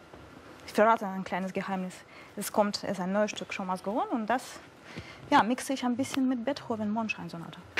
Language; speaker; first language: German; non-native, fluent; Russian